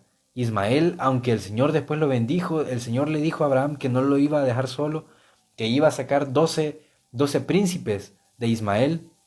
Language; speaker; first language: Spanish; native; Spanish